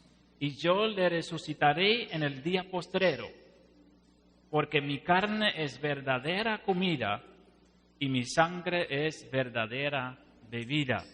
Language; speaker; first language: Spanish; non-native, fluent; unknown